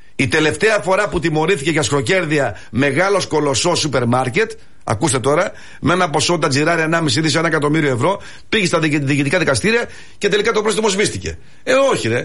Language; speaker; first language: Greek; early bilingual, heritage; Greek